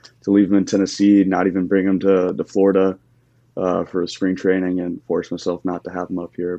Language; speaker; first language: English; native; English